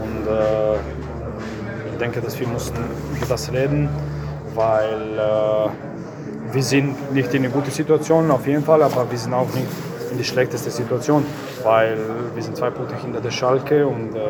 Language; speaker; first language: German; non-native, fluent; Croatian